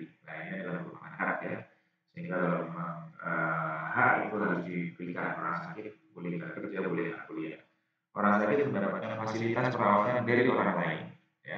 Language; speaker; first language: Indonesian; native; Indonesian